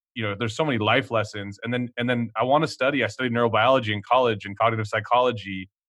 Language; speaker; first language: English; non-native, fluent; Swedish